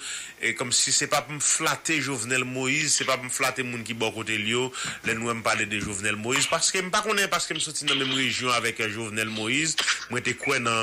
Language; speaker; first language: French; non-native, local second language; Haitian Creole